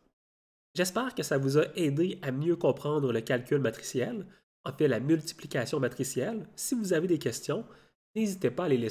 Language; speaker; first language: French; native; French